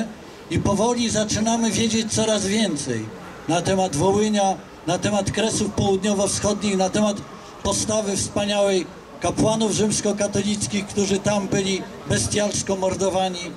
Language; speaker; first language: Polish; native; Polish